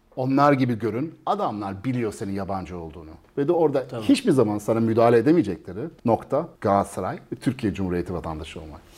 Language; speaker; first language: Turkish; early bilingual, heritage; Turkish